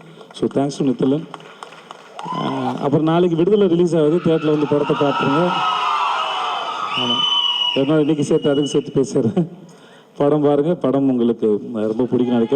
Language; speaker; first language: Tamil; native; Tamil